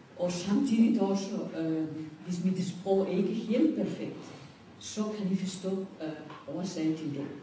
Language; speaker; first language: Danish; non-native, fluent; Spanish